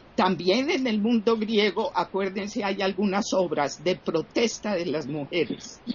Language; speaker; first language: Spanish; native; Spanish